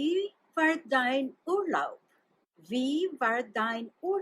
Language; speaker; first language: German; non-native, fluent; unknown